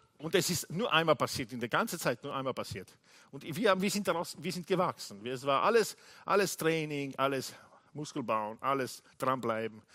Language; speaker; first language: German; non-native, fluent; English